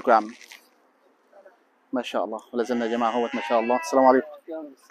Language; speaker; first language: Arabic; native; Arabic